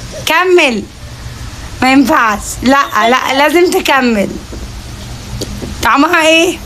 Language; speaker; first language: Arabic; native; Arabic